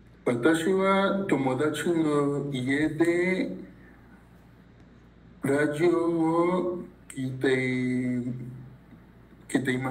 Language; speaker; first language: Japanese; non-native, learner; Spanish